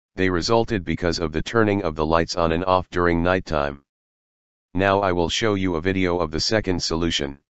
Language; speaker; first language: English; non-native, fluent; German